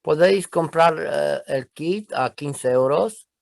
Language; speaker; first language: Spanish; non-native, learner; Romanian